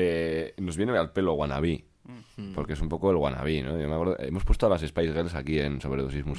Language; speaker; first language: Spanish; native; Spanish